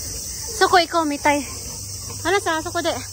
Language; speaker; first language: Japanese; non-native, learner; Filipino